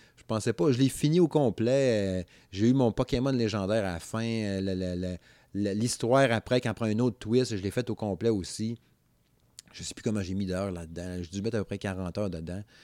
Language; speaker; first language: French; native; French